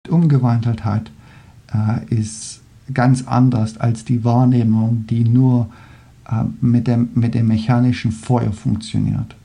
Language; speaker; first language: German; non-native, fluent; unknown